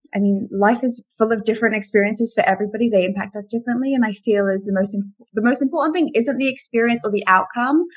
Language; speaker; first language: English; native; English